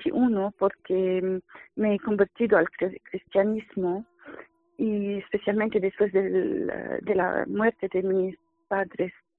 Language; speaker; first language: Spanish; non-native, fluent; Arabic